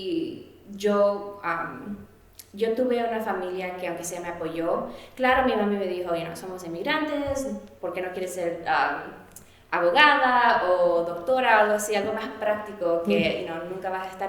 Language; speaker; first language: Spanish; early bilingual, heritage; Spanish